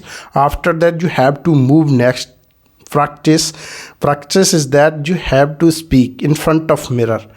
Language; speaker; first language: English; non-native, learner; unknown